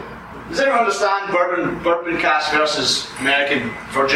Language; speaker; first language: English; native; English